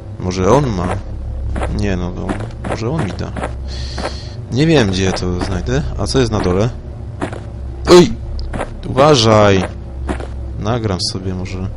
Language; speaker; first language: Polish; native; Polish